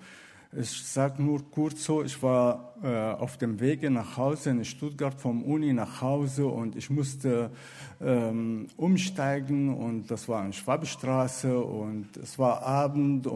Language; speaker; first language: German; non-native, fluent; Arabic